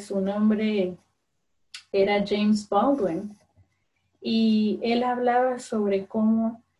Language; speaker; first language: Spanish; early bilingual, other home language; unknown